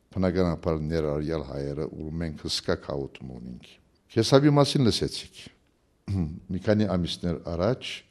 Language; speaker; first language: Armenian; early bilingual, heritage; Armenian